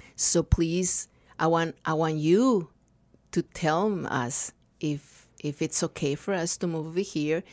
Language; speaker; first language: English; non-native, fluent; Spanish